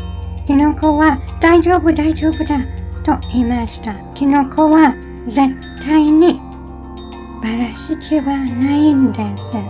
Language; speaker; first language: Japanese; non-native, learner; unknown